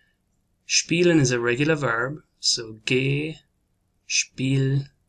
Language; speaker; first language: German; non-native, learner; English